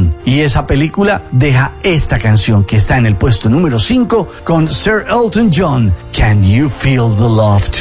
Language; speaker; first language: Spanish; native; Spanish